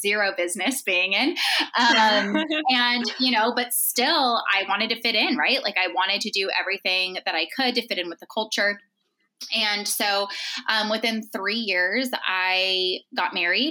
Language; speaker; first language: English; native; English